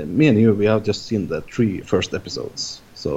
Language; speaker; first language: English; non-native, fluent; Norwegian